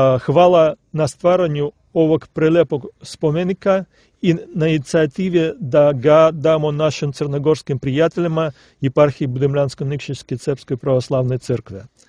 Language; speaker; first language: Serbian; non-native, fluent; Russian